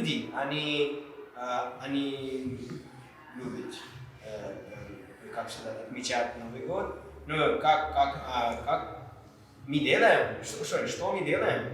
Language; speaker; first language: Russian; non-native, learner; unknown